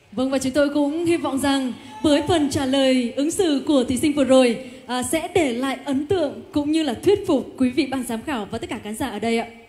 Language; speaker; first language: Vietnamese; native; Vietnamese